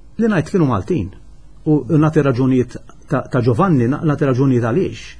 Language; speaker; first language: Maltese; native; Maltese